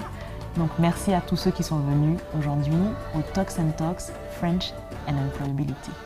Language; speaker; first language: French; native; French